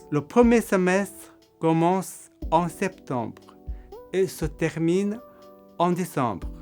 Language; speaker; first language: French; non-native, fluent; Korean